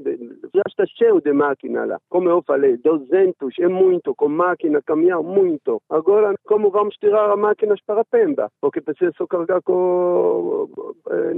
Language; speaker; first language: Portuguese; non-native, learner; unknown